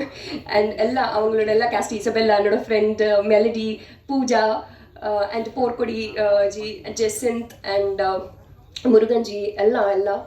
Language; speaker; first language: Tamil; non-native, learner; Telugu